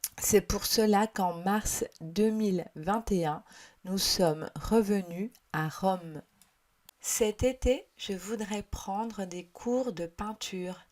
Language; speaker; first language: French; native; French